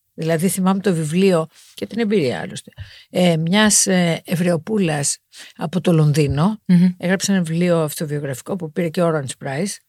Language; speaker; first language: Greek; native; Greek